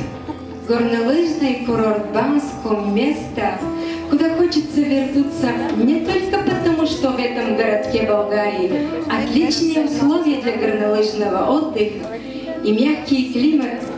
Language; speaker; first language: Russian; non-native, fluent; Bulgarian